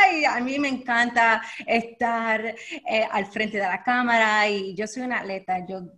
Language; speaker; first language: Spanish; early bilingual, heritage; Spanish